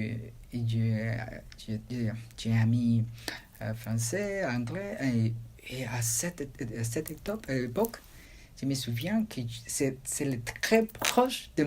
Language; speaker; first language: French; non-native, learner; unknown